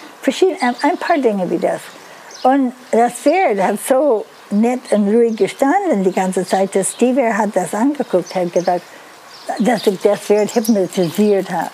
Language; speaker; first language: German; non-native, learner; Dutch